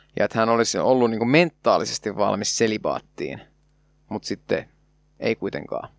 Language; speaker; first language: Finnish; native; Finnish